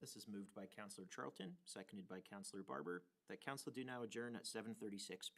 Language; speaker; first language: English; native; English